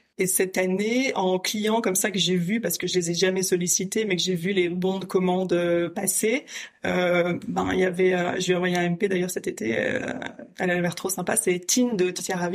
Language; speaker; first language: French; native; French